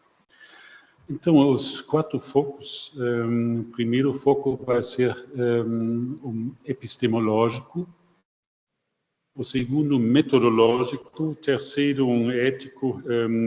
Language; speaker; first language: Portuguese; non-native, fluent; German